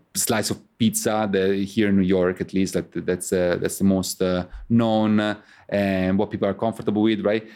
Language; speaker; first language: English; non-native, fluent; Italian